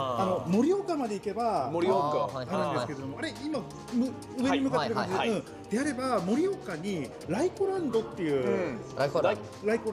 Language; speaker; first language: Japanese; native; Japanese